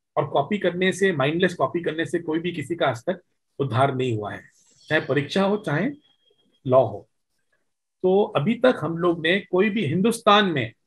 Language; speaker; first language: Hindi; native; Hindi